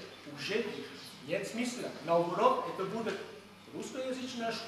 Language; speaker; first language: Russian; non-native, fluent; Catalan